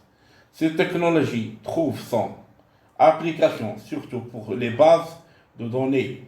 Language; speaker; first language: French; non-native, local second language; Arabic